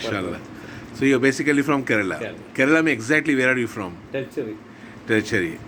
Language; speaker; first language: Urdu; native; Urdu